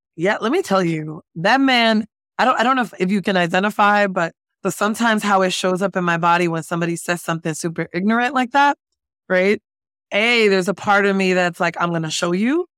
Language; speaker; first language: English; native; English